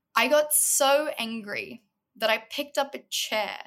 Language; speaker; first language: English; native; English